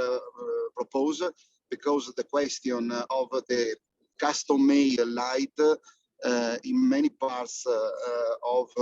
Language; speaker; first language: English; non-native, fluent; Italian